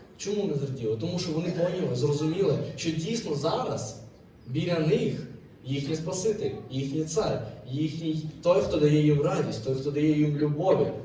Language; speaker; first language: Ukrainian; native; Ukrainian